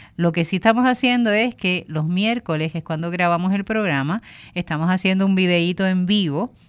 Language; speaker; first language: Spanish; native; Spanish